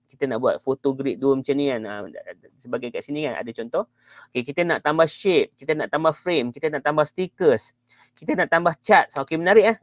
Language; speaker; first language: Malay; native; Malay